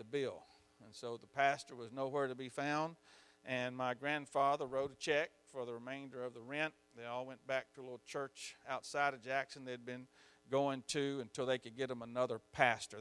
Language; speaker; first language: English; native; English